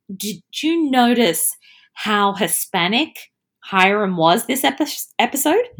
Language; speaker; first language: English; early bilingual, other home language; Italian